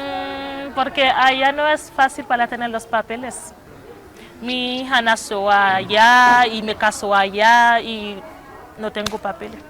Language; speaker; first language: Spanish; non-native, learner; Haitian Creole